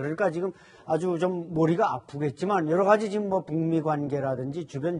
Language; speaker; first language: Korean; native; Korean